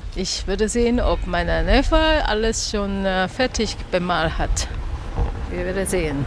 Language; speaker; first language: German; non-native, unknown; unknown